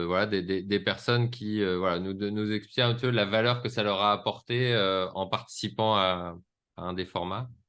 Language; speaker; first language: French; native; French